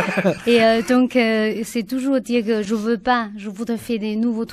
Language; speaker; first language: French; non-native, learner; Chinese